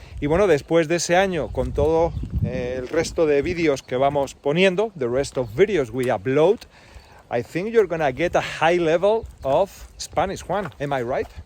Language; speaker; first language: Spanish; native; Spanish